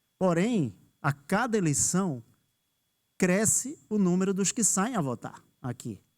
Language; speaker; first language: Portuguese; native; Portuguese